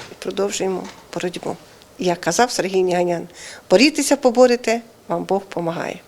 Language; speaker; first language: Ukrainian; native; Ukrainian